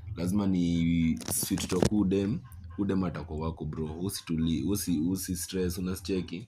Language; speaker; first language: Swahili; native; Swahili